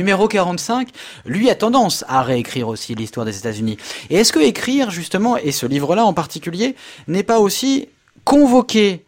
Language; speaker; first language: French; native; French